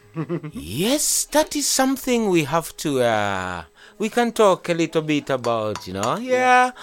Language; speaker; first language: English; non-native, local second language; Ganda